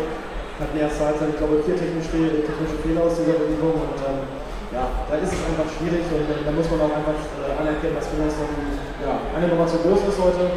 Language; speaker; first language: German; native; German